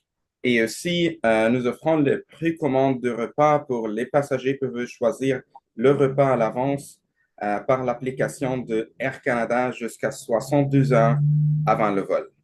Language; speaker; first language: French; non-native, learner; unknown